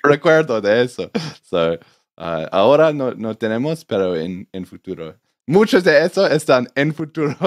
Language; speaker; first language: Spanish; non-native, learner; English